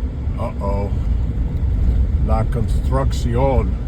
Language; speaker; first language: Spanish; non-native, learner; English